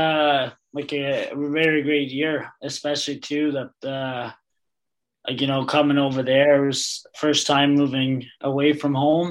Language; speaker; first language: English; non-native, fluent; Danish